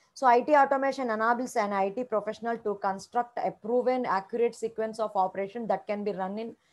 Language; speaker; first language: English; non-native, local second language; Telugu